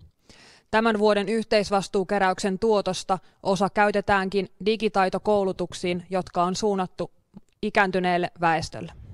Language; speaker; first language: Finnish; native; Finnish